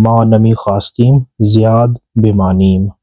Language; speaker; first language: Persian; non-native, fluent; Urdu